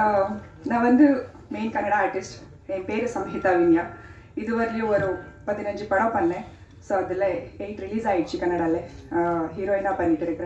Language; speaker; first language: Tamil; non-native, fluent; Kannada